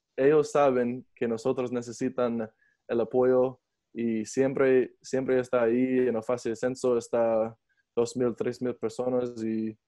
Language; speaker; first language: Spanish; non-native, learner; English